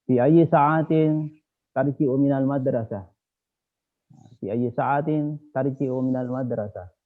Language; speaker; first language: Arabic; non-native, learner; Indonesian